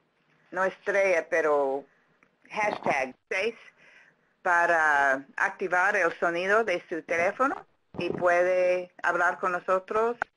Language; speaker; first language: Spanish; non-native, fluent; English